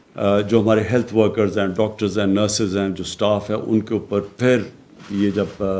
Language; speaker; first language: Urdu; native; Urdu